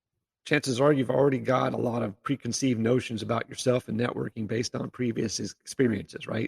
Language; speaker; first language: English; native; English